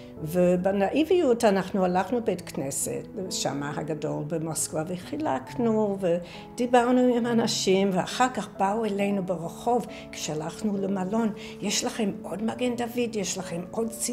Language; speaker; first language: Hebrew; non-native, fluent; English